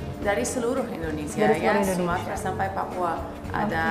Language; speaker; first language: Indonesian; non-native, fluent; English